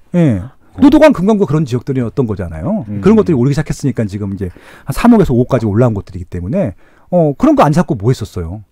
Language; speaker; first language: Korean; native; Korean